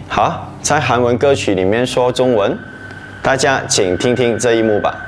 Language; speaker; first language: Chinese; non-native, local second language; Hakka Chinese